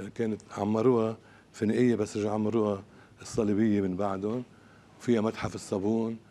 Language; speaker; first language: Arabic; native; Arabic